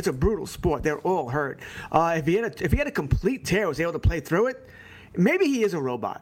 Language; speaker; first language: English; native; English